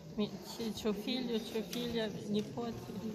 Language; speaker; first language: Italian; non-native, fluent; Ukrainian